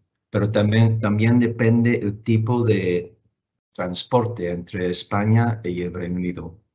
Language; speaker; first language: Spanish; non-native, fluent; English